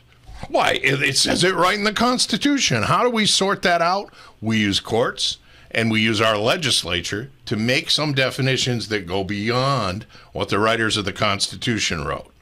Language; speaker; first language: English; native; English